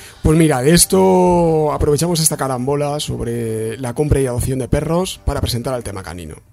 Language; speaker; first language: Spanish; native; Spanish